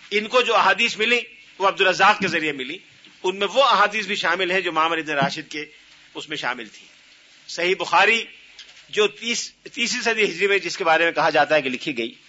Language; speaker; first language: Urdu; native; Urdu